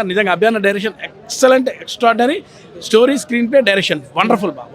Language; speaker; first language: Telugu; native; Telugu